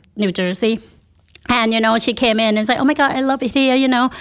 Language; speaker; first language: English; non-native, fluent; Thai